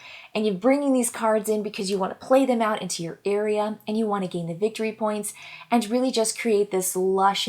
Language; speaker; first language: English; native; English